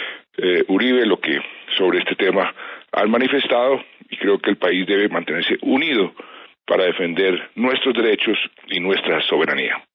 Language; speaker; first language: Spanish; native; Spanish